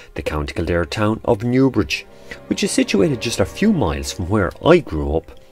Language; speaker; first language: English; native; English